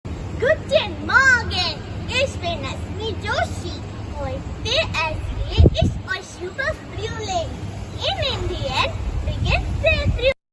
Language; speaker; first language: German; non-native, learner; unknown